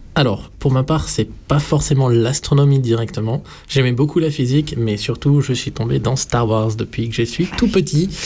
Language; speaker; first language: French; native; French